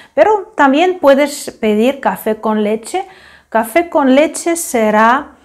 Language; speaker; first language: Spanish; non-native, fluent; Ukrainian